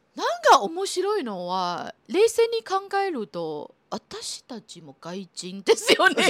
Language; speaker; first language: Japanese; non-native, fluent; Chinese